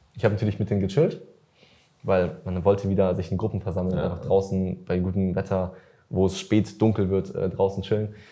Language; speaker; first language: German; early bilingual, other home language; Russian